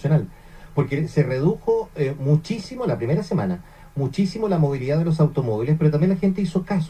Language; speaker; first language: Spanish; native; Spanish